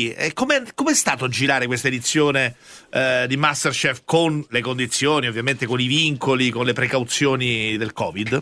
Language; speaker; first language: Italian; native; Italian